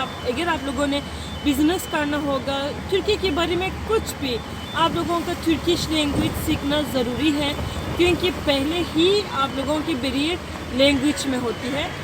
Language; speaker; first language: Hindi; non-native, fluent; Turkish